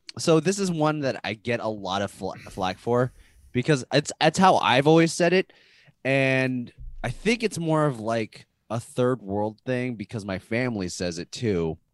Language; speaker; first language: English; native; English